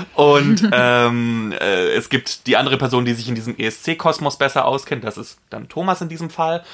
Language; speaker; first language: German; non-native, fluent; Polish